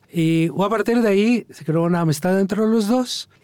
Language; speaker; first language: Spanish; non-native, fluent; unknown